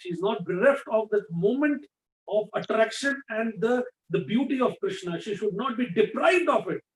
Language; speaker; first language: English; non-native, local second language; Hindi